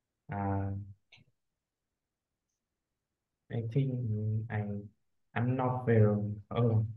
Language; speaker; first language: English; non-native, learner; Vietnamese